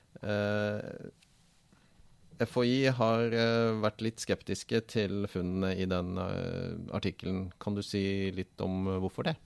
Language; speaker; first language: Norwegian; native; Norwegian